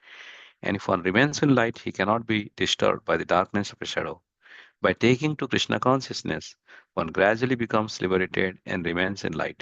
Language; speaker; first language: English; non-native, fluent; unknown